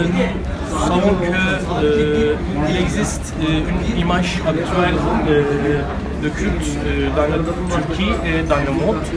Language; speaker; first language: French; non-native, learner; Turkish